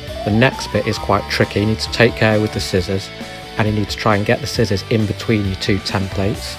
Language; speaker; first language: English; native; English